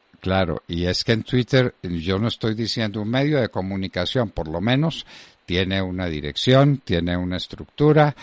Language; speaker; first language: Spanish; native; Spanish